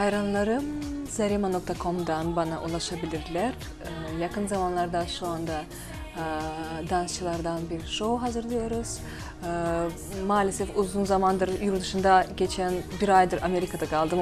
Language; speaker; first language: Turkish; non-native, fluent; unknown